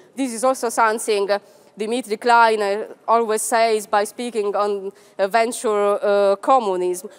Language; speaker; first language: English; non-native, fluent; Italian